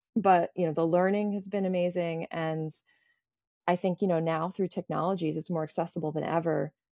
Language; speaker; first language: English; early bilingual, other home language; Croatian